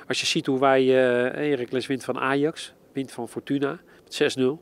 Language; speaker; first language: Dutch; native; Dutch